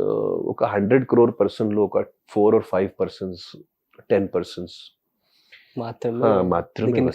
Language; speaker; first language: Telugu; non-native, local second language; Hindi